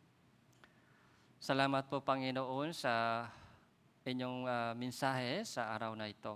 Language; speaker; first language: Filipino; non-native, fluent; Korean